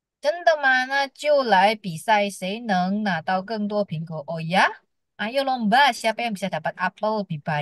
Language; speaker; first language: Chinese; early bilingual, heritage; Chinese